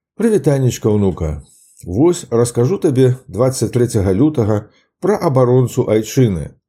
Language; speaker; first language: Belarusian; native; Belarusian